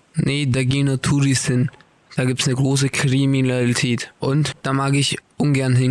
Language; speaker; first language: German; early bilingual, other home language; Portuguese